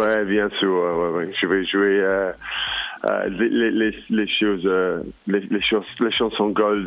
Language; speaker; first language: French; non-native, learner; English